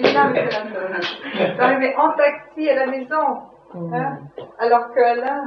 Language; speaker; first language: French; native; French